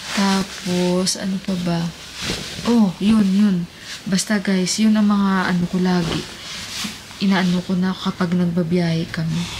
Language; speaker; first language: Filipino; native; Filipino